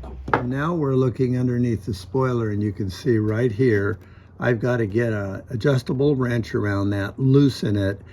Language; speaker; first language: English; native; English